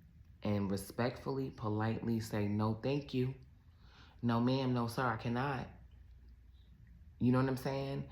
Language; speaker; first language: English; native; English